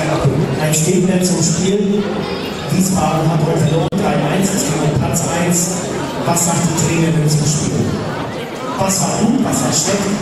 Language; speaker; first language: German; native; German